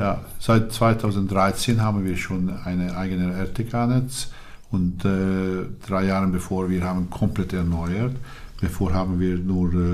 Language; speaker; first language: German; non-native, learner; Hungarian